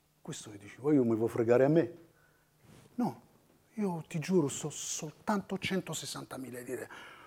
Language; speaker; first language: Italian; non-native, fluent; Arabic